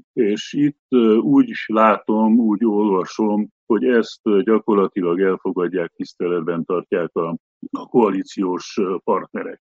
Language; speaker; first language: Hungarian; native; Hungarian